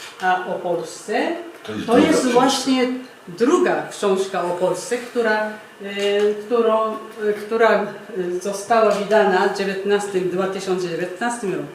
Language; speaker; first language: Polish; non-native, fluent; Japanese